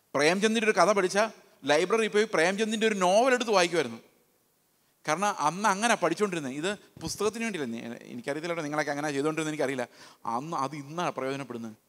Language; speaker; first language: Malayalam; native; Malayalam